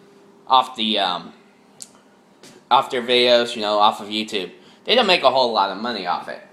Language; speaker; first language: English; native; English